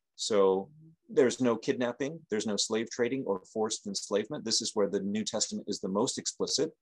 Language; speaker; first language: English; native; English